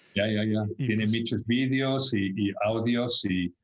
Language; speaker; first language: Spanish; native; Spanish